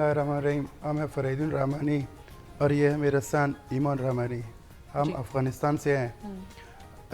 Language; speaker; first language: Hindi; non-native, learner; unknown